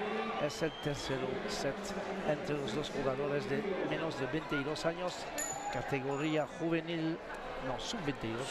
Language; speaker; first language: Spanish; non-native, learner; French